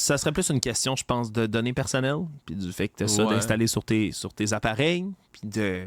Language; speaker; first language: French; native; French